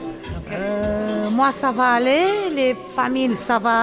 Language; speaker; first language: French; non-native, learner; Romanian